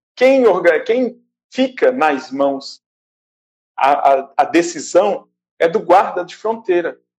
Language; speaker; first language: Portuguese; native; Portuguese